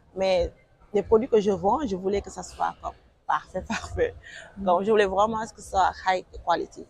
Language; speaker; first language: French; non-native, local second language; Wolof